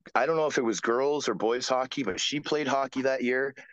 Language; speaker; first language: English; native; English